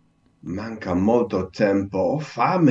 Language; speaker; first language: Italian; non-native, learner; English